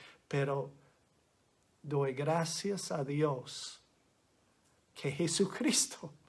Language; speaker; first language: Spanish; non-native, fluent; English